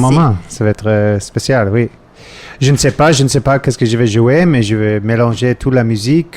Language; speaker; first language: French; non-native, fluent; English